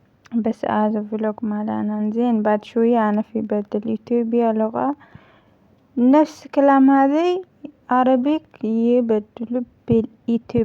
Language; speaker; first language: Arabic; non-native, learner; Amharic